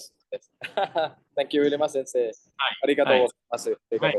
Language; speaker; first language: English; non-native, learner; Thai